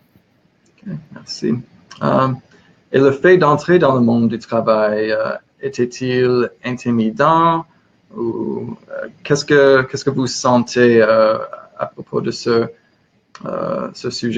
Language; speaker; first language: French; non-native, learner; English